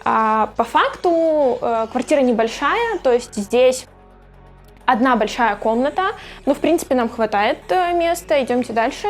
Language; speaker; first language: Russian; native; Russian